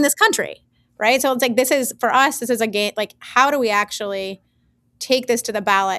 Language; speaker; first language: English; native; English